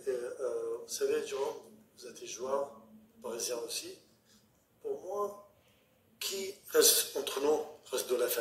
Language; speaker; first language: French; non-native, learner; Arabic